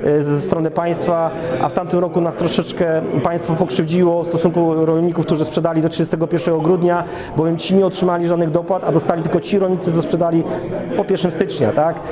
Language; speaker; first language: Polish; native; Polish